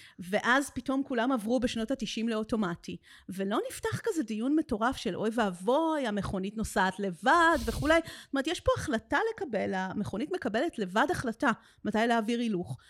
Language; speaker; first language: Hebrew; native; Hebrew